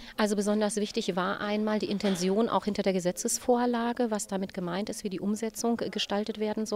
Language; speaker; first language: German; native; German